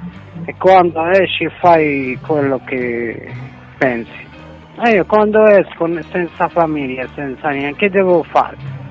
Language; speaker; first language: Italian; non-native, fluent; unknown